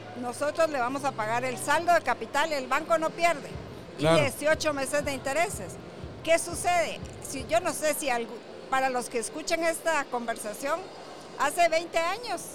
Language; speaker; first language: Spanish; native; Spanish